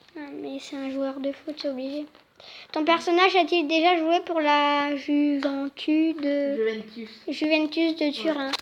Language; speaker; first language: French; native; French